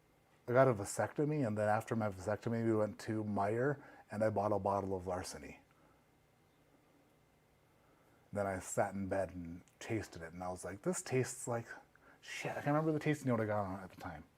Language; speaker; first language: English; native; English